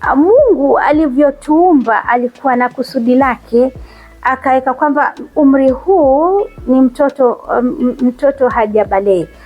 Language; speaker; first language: Swahili; non-native, local second language; Kikuyu